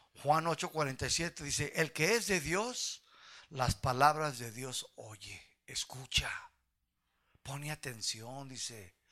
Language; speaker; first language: Spanish; early bilingual, heritage; Spanish